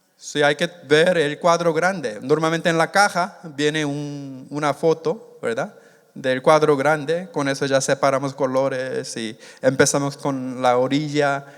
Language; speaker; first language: Spanish; non-native, fluent; Korean